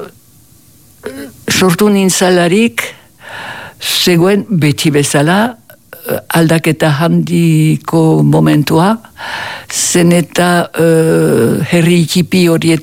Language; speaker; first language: Basque; native; Basque